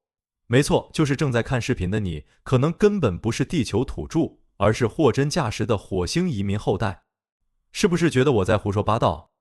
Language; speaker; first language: Chinese; native; Chinese